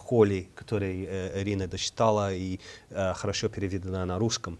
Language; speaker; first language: Russian; non-native, learner; English